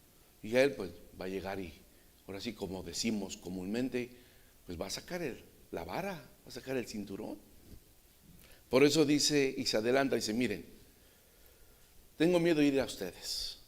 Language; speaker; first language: Spanish; native; Spanish